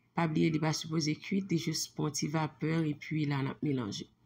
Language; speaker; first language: French; non-native, learner; Haitian Creole